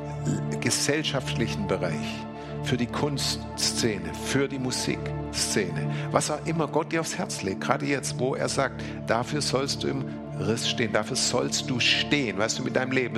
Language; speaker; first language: German; native; German